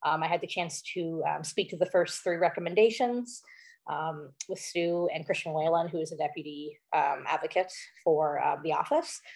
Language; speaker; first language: English; native; English